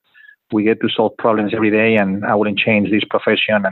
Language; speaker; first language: English; non-native, fluent; Spanish